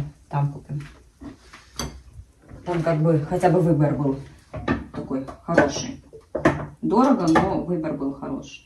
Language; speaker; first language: Russian; native; Russian